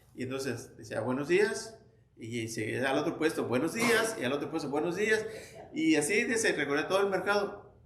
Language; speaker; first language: Spanish; native; Spanish